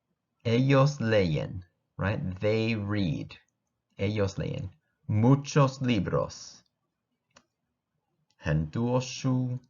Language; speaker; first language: Spanish; non-native, fluent; English